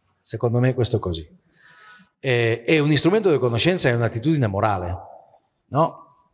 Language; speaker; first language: Italian; non-native, fluent; Spanish